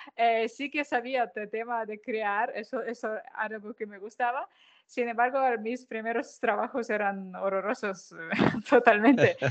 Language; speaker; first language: Spanish; non-native, fluent; Ukrainian